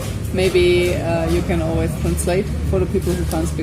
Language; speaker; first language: English; non-native, fluent; German